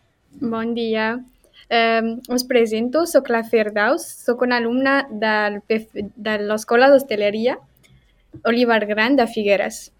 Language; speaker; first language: Catalan; non-native, learner; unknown